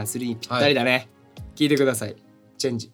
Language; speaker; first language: Japanese; native; Japanese